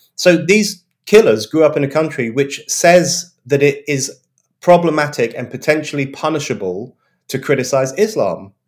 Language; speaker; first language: English; native; English